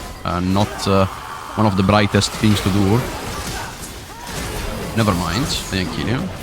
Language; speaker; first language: English; non-native, fluent; Italian